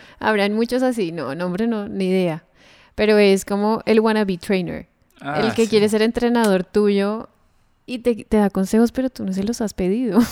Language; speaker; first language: Spanish; native; Spanish